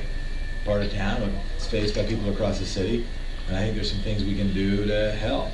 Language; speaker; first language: English; native; English